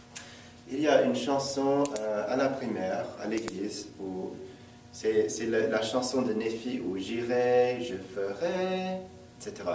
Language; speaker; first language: French; non-native, fluent; English